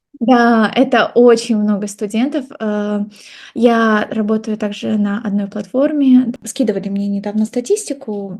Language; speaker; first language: Russian; non-native, local second language; Kazakh